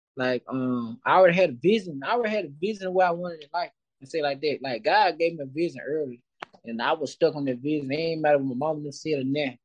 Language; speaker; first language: English; native; English